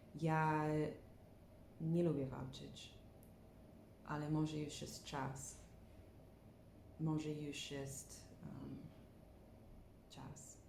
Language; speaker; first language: Polish; non-native, learner; English